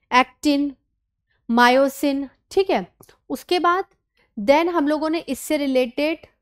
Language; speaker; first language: Hindi; native; Hindi